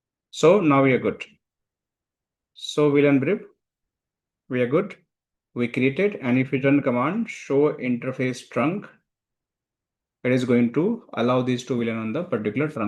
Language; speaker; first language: English; non-native, local second language; Hindi